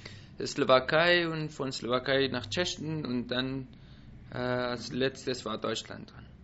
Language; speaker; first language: German; non-native, learner; Persian